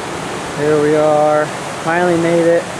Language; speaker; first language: English; native; English